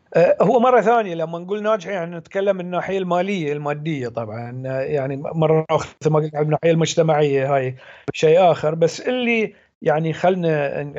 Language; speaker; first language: Arabic; native; Arabic